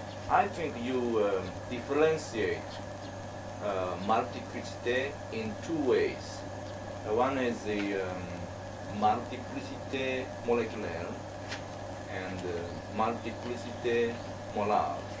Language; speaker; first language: English; non-native, fluent; Japanese